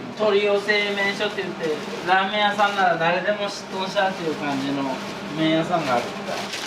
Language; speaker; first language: Japanese; native; Japanese